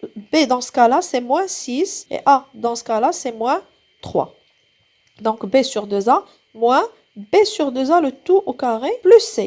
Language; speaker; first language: French; non-native, local second language; Arabic